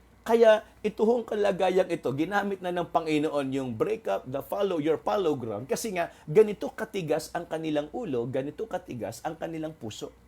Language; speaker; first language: Filipino; non-native, local second language; Waray